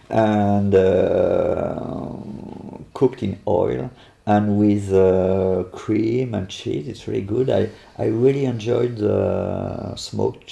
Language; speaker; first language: English; non-native, learner; French